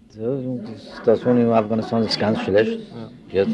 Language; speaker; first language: German; non-native, learner; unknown